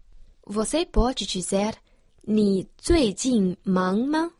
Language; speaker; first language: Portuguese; non-native, fluent; Chinese